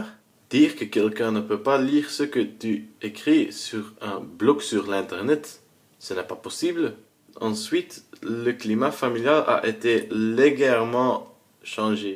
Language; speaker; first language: French; non-native, learner; Dutch